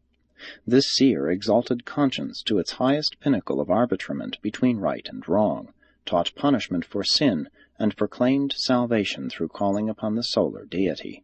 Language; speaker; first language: English; native; English